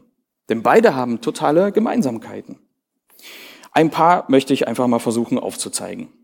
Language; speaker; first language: German; native; German